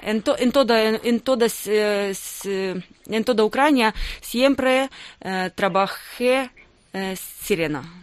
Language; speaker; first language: Spanish; non-native, learner; Russian